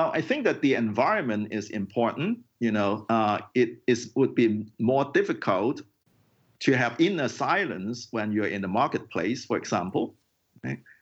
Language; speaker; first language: English; non-native, local second language; Cantonese